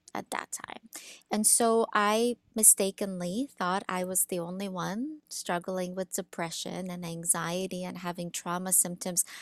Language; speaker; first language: English; early bilingual, other home language; Russian